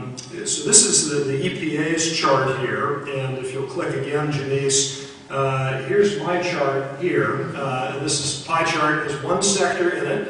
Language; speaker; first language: English; native; English